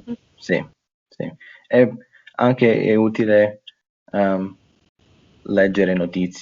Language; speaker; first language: Italian; non-native, fluent; English